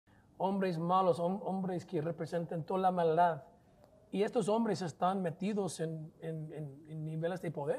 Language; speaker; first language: Spanish; non-native, fluent; English